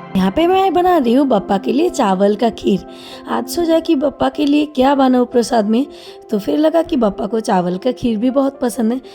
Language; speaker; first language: Hindi; non-native, local second language; Bangla